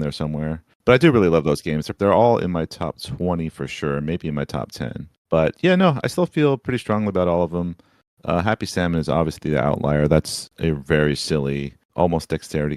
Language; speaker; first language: English; native; English